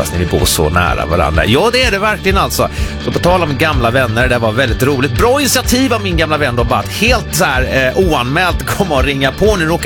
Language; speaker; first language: Swedish; native; Swedish